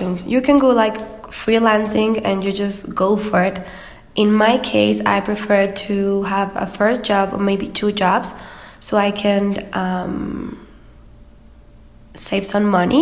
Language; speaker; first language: English; non-native, fluent; Spanish